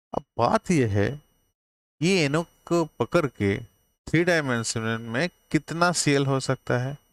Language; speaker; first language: Hindi; native; Hindi